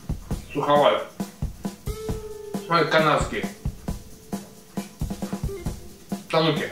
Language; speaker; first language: Russian; native; Russian